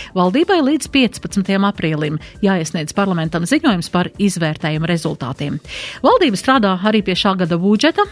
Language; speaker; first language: Latvian; native; Latvian